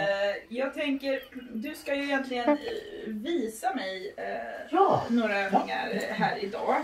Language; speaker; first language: Swedish; native; Swedish